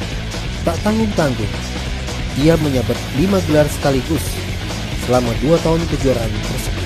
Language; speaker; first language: Indonesian; native; Indonesian